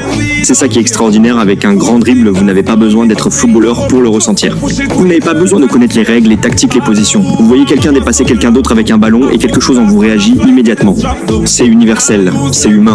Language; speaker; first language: French; native; French